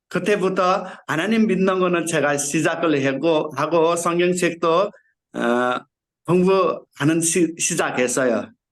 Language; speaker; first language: Korean; non-native, learner; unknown